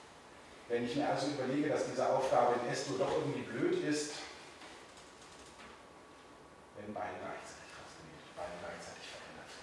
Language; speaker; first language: German; native; German